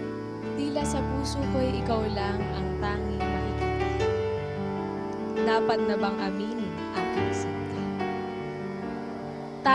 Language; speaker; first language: Filipino; native; Filipino